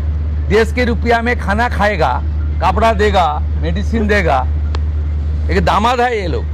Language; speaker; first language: Hindi; non-native, local second language; Bangla